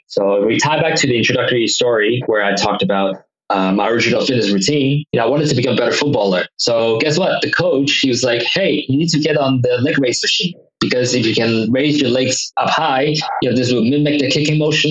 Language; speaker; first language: English; non-native, local second language; Cantonese